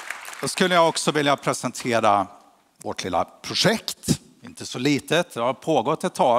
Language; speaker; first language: Swedish; native; Swedish